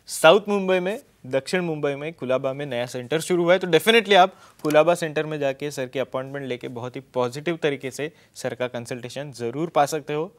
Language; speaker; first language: Hindi; non-native, local second language; Marathi